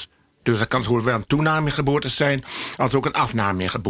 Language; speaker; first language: Dutch; native; Dutch